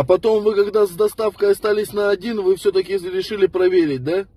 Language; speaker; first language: Russian; native; Russian